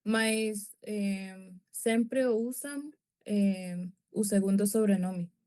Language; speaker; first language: Portuguese; non-native, learner; Spanish